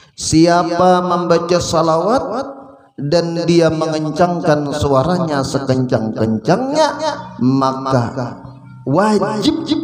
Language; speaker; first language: Indonesian; non-native, local second language; Banjar